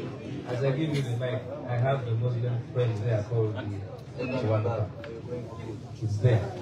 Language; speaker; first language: English; non-native, local second language; Ganda